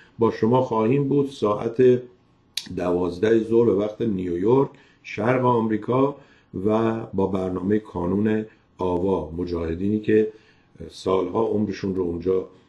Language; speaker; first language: Persian; native; Persian